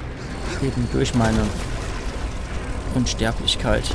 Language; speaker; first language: German; native; German